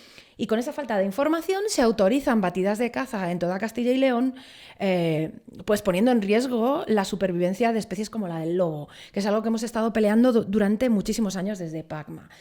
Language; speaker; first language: Spanish; native; Spanish